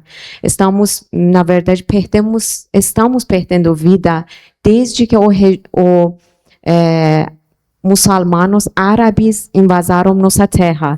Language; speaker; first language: Portuguese; non-native, fluent; Persian